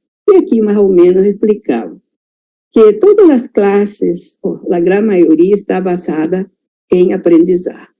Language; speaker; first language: Spanish; non-native, fluent; Portuguese